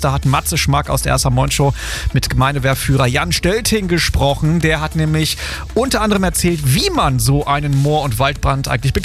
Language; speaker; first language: German; native; German